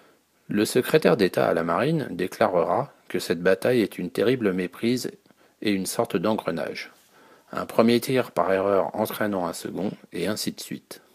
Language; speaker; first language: French; native; French